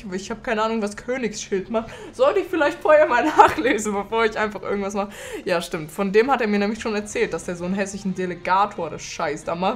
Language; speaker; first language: German; native; German